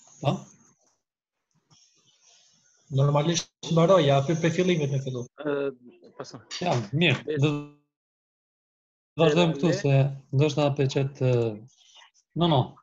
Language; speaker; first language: French; non-native, fluent; Albanian